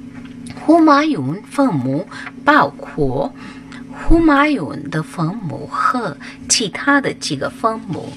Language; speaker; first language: Chinese; non-native, fluent; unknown